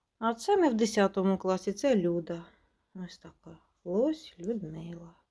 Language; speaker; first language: Ukrainian; native; Ukrainian